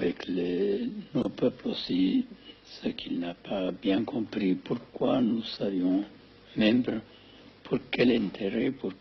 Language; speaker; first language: French; non-native, fluent; Amharic